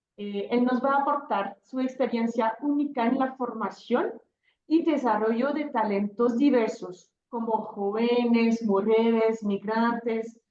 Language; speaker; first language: Spanish; non-native, fluent; French